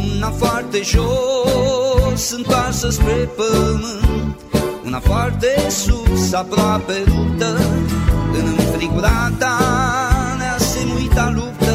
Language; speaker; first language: Romanian; native; Romanian